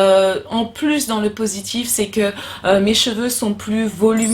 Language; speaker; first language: French; native; French